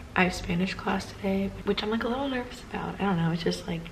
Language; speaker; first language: English; native; English